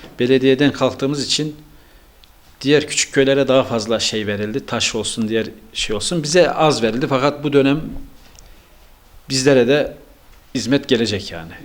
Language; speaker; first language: Turkish; native; Turkish